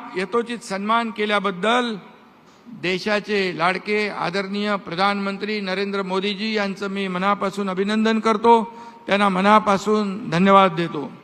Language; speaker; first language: Marathi; native; Marathi